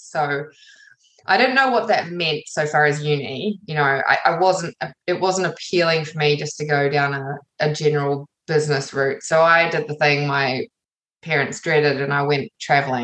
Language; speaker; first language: English; native; English